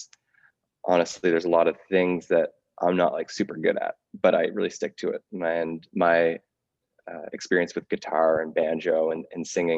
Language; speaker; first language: English; native; English